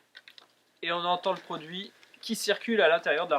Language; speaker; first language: French; native; French